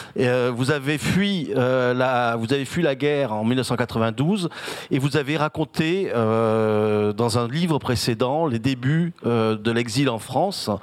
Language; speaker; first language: French; native; French